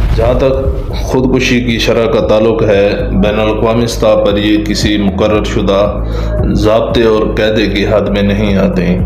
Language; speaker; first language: Urdu; native; Urdu